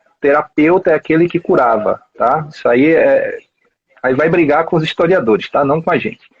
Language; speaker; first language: Portuguese; native; Portuguese